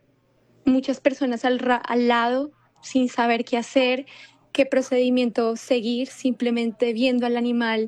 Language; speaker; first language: Spanish; native; Spanish